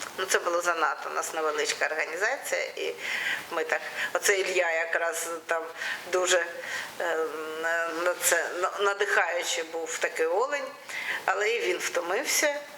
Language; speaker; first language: Ukrainian; non-native, local second language; Russian